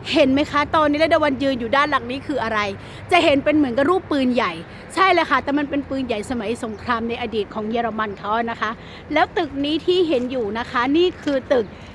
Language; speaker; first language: Thai; native; Thai